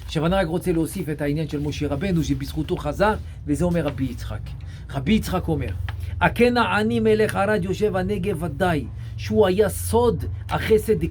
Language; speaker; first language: Hebrew; non-native, fluent; French